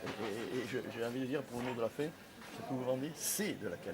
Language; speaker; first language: French; native; French